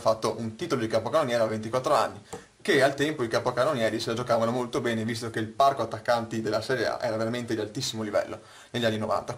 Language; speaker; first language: Italian; native; Italian